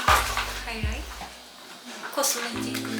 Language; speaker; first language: Korean; non-native, learner; Japanese